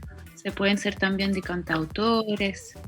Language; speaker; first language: Spanish; non-native, fluent; French